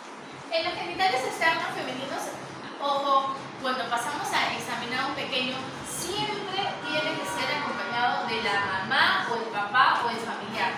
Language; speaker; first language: Spanish; native; Spanish